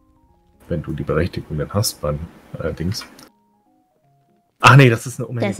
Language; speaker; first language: German; native; German